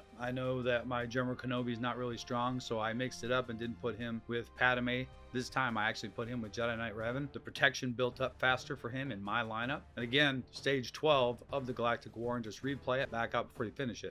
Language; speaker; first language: English; native; English